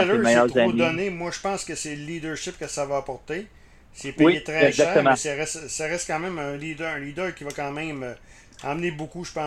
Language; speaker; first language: French; native; French